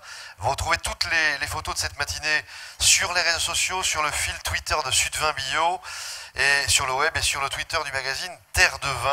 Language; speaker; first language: French; native; French